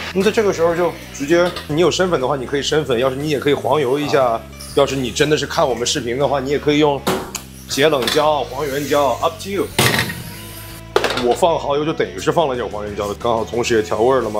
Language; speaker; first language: Chinese; native; Chinese